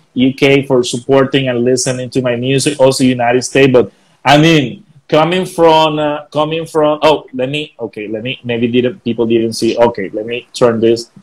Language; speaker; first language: English; non-native, fluent; Spanish